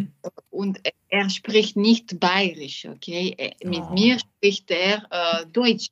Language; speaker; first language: German; non-native, learner; French